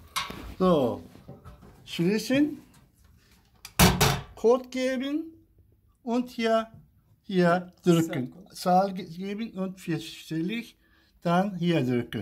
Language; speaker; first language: German; early bilingual, heritage; Turkish